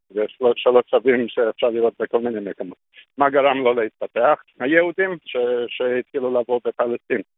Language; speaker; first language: Hebrew; non-native, fluent; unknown